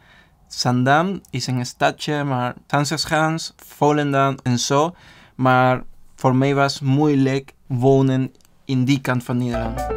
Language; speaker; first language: Dutch; non-native, learner; Spanish